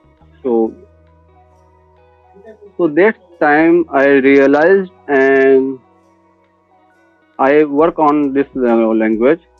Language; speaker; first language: English; non-native, learner; Hindi